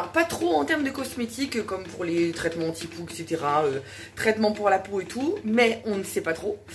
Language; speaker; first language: French; native; French